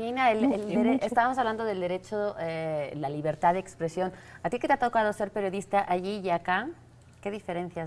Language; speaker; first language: Spanish; native; Spanish